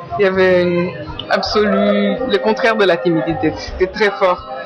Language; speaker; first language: French; non-native, fluent; English